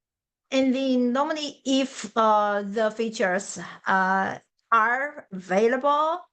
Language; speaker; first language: English; non-native, learner; Chinese